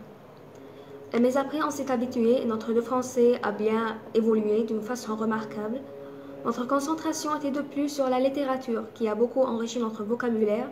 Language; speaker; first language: French; non-native, fluent; Arabic